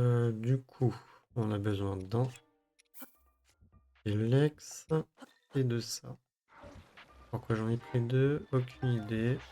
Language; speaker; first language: French; native; French